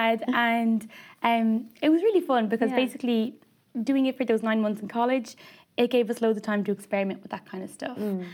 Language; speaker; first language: English; native; English